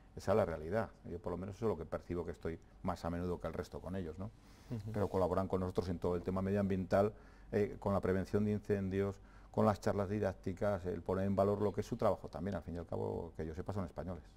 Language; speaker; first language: Spanish; native; Spanish